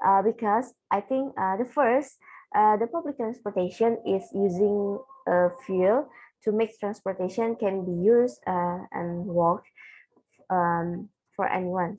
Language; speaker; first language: English; non-native, learner; Indonesian